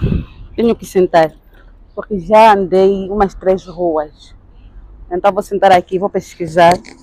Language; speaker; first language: Portuguese; native; Portuguese